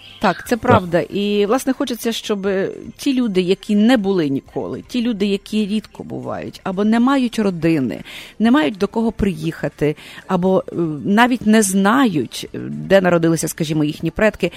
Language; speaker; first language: Ukrainian; native; Ukrainian